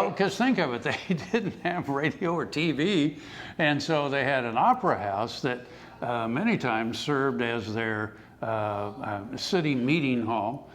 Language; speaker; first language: English; native; English